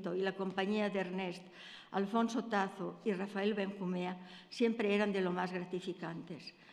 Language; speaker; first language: Spanish; native; Spanish